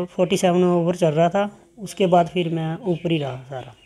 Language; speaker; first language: Hindi; native; Hindi